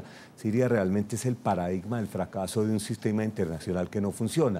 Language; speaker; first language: Spanish; native; Spanish